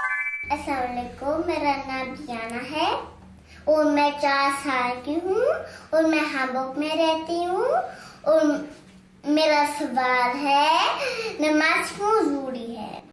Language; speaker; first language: Hindi; early bilingual, heritage; Hindi